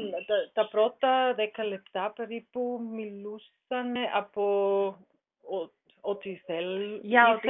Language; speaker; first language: Greek; non-native, learner; German